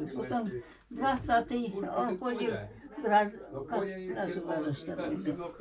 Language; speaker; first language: Russian; non-native, local second language; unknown